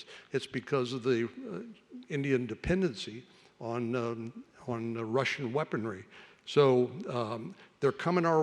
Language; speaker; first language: English; native; English